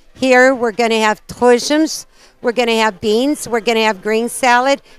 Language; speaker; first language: English; early bilingual, other home language; Portuguese